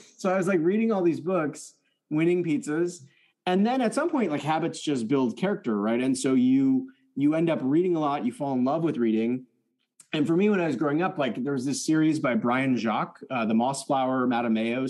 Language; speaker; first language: English; early bilingual, other home language; French